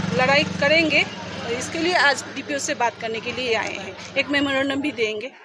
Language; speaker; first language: Hindi; non-native, local second language; Bangla